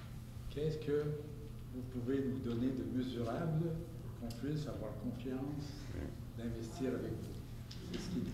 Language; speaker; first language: French; native; French